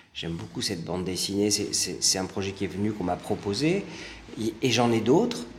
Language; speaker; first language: French; native; French